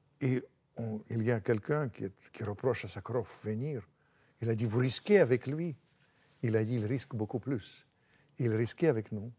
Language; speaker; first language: French; non-native, fluent; Russian